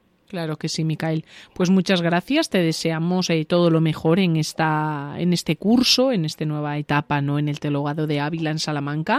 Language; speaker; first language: Spanish; native; Spanish